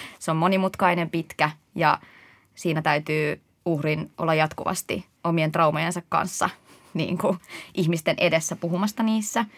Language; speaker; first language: Finnish; native; Finnish